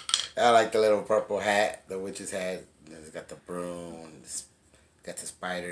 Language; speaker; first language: English; native; English